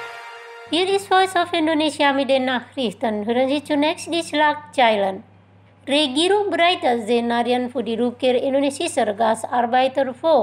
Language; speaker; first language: German; non-native, fluent; Indonesian